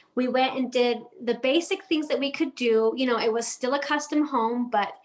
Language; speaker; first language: English; non-native, fluent; Danish